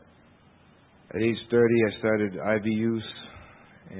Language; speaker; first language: English; native; English